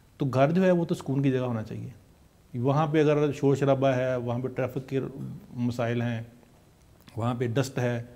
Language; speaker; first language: Urdu; non-native, local second language; Punjabi